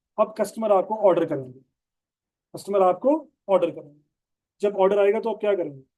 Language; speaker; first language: Urdu; non-native, local second language; Punjabi